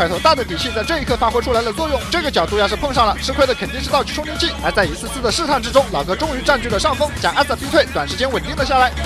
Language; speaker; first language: Chinese; native; Chinese